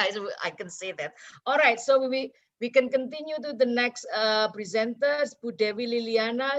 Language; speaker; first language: English; non-native, fluent; Indonesian